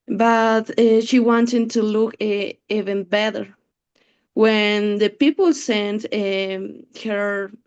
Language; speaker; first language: English; non-native, learner; Spanish